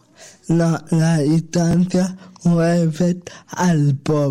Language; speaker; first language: Catalan; non-native, local second language; Spanish